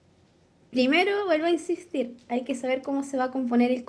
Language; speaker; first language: Spanish; native; Spanish